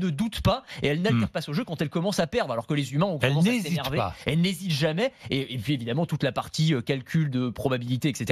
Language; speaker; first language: French; native; French